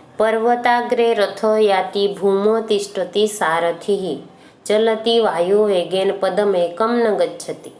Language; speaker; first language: Hindi; non-native, local second language; Gujarati